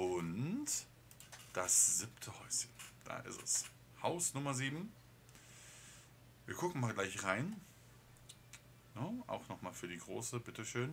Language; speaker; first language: German; native; German